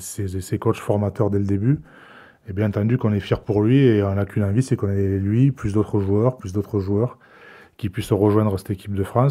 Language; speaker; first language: French; native; French